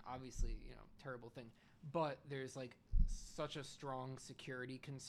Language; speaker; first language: English; native; English